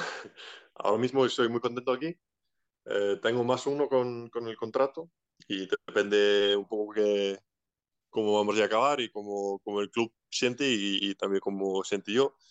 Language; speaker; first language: Spanish; non-native, fluent; Icelandic